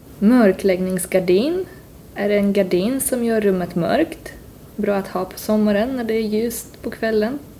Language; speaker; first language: Swedish; native; Swedish